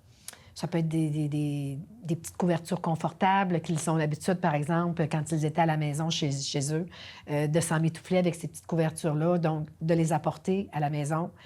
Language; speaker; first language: French; native; French